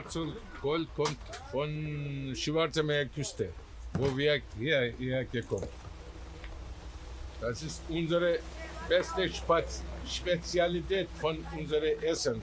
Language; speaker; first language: German; non-native, learner; Turkish